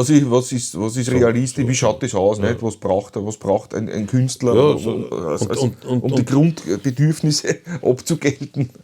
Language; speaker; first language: German; native; German